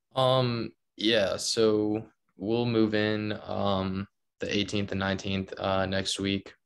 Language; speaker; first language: English; native; English